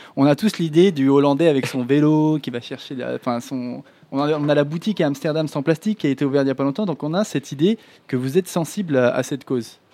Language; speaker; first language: French; native; French